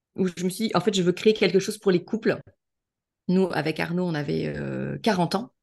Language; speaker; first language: French; native; French